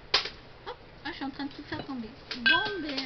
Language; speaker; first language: French; native; French